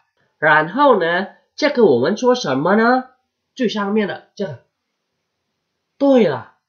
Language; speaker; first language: Chinese; non-native, fluent; Indonesian